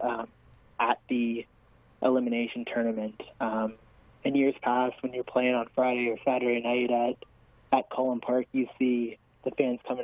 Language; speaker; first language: English; native; English